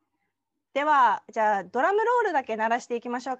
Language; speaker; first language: Japanese; native; Japanese